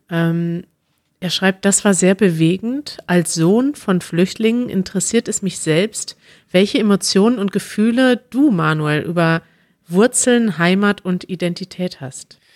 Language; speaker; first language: German; native; German